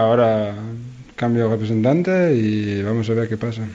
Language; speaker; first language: Spanish; non-native, learner; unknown